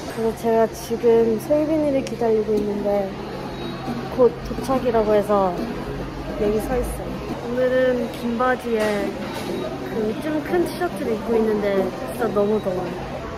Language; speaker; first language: Korean; early bilingual, heritage; Korean